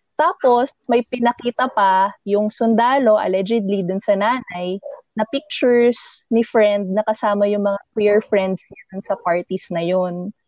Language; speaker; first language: Filipino; native; Filipino